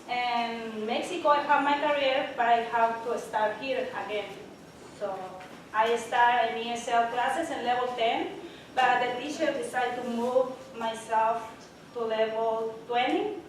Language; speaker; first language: English; non-native, learner; Spanish